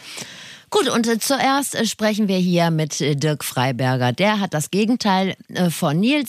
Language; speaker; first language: German; native; German